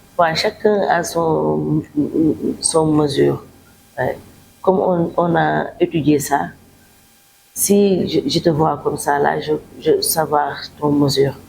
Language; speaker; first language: French; non-native, local second language; Wolof